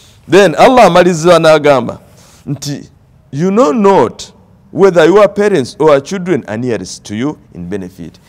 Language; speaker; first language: English; non-native, local second language; Ganda